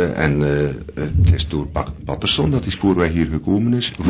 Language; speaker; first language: Dutch; native; Dutch